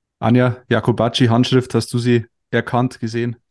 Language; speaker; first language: German; native; German